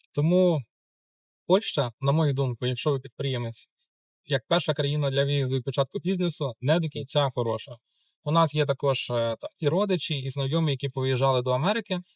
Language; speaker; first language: Ukrainian; native; Ukrainian